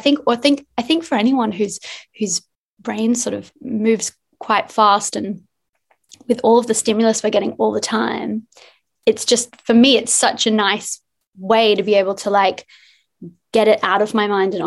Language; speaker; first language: English; native; English